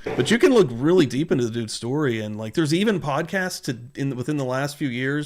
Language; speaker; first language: English; native; English